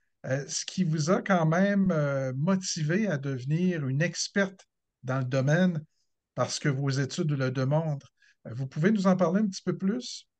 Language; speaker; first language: French; native; French